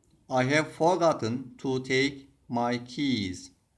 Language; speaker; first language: English; non-native, fluent; Turkish